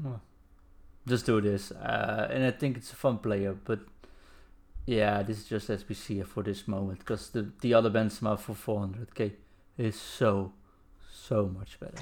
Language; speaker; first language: English; non-native, fluent; Dutch